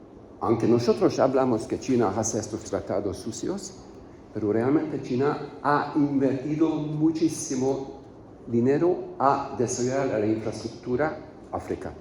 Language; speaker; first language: Spanish; non-native, learner; Hungarian